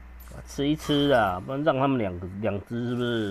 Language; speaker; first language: Chinese; native; Chinese